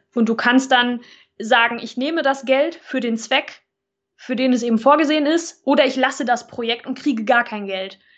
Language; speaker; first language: German; native; German